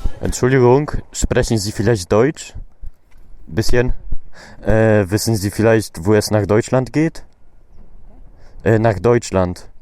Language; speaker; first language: German; non-native, learner; Polish